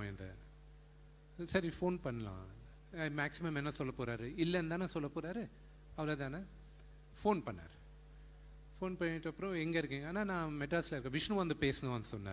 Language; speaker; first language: Tamil; non-native, local second language; Telugu